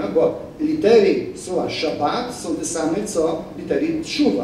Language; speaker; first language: Polish; non-native, fluent; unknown